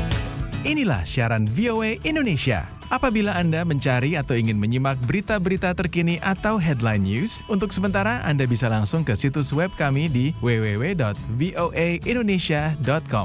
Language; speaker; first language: Indonesian; native; Indonesian